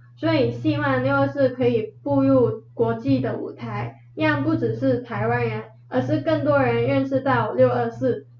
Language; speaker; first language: Chinese; non-native, fluent; Cantonese